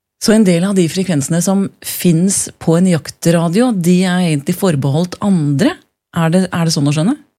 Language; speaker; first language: Norwegian; native; Norwegian